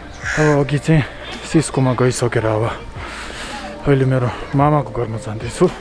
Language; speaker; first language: Nepali; non-native, local second language; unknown